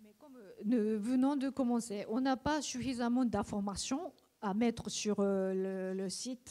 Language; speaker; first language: French; non-native, learner; Japanese